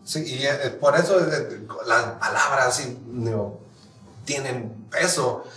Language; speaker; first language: Spanish; early bilingual, heritage; Spanish